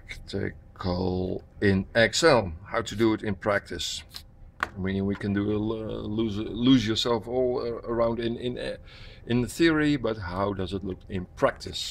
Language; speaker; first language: English; non-native, fluent; Dutch